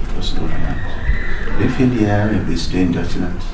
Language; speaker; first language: German; non-native, fluent; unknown